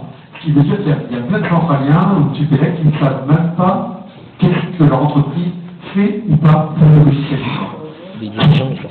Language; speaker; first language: French; native; French